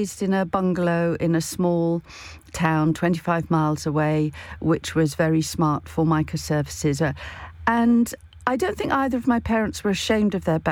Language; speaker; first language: English; native; English